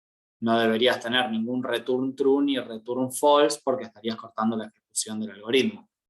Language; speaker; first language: Spanish; native; Spanish